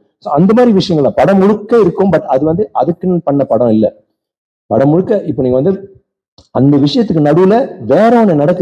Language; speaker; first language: Tamil; native; Tamil